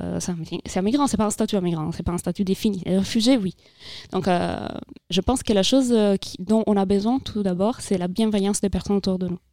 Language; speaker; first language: French; non-native, fluent; Italian